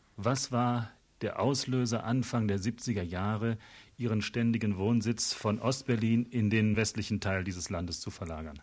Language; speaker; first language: German; native; German